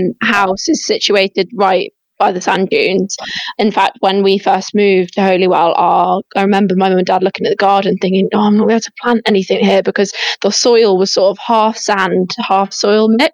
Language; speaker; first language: English; native; English